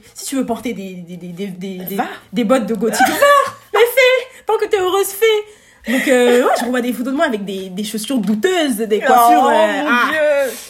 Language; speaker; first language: French; native; French